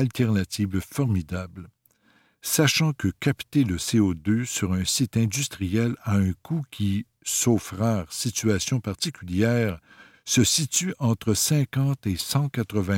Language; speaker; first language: French; native; French